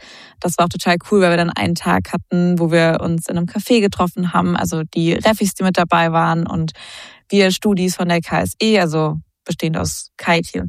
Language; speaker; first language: German; native; German